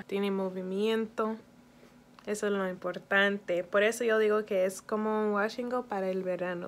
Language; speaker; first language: Spanish; early bilingual, heritage; Spanish